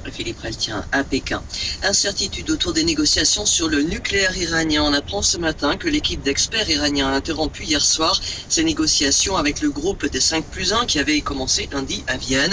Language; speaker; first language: French; native; French